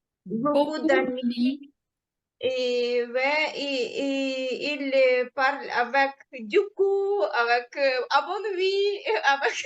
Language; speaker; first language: French; non-native, learner; Ukrainian